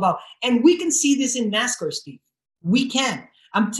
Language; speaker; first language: English; non-native, fluent; Spanish